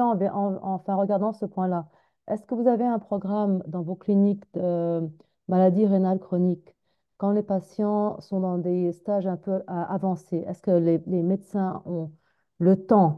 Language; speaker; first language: French; non-native, fluent; Arabic